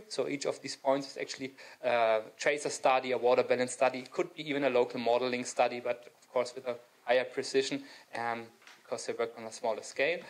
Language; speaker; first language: English; non-native, fluent; German